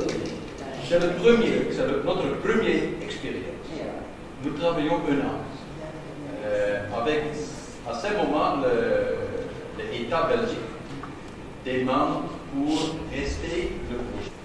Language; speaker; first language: French; non-native, learner; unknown